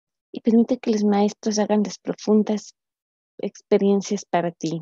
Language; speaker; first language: Spanish; native; Spanish